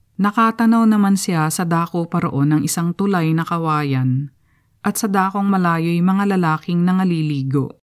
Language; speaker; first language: Filipino; native; Filipino